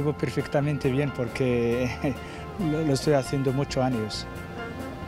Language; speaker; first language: Spanish; non-native, local second language; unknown